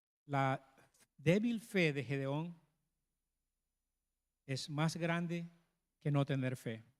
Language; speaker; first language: Spanish; native; Spanish